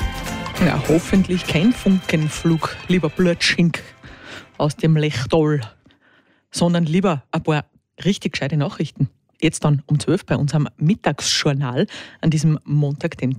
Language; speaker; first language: German; native; German